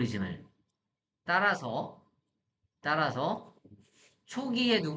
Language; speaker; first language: Korean; native; Korean